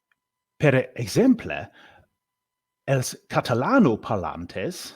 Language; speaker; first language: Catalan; non-native, learner; English